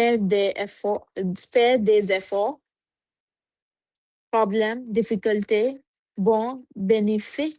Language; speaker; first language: French; non-native, learner; Punjabi